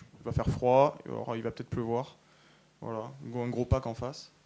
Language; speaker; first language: French; native; French